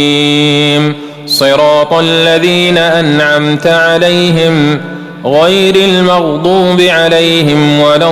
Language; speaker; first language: Arabic; native; Arabic